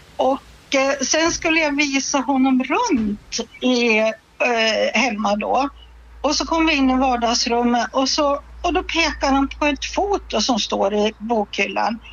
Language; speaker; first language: Swedish; native; Swedish